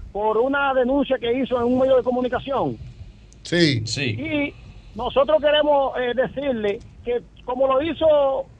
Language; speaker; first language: Spanish; native; Spanish